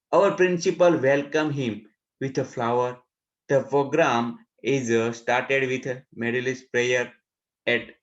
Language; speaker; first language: English; non-native, local second language; Gujarati